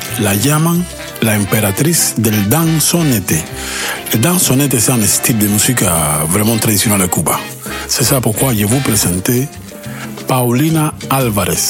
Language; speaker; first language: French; non-native, learner; Spanish